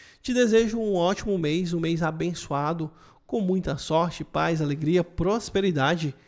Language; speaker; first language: Portuguese; native; Portuguese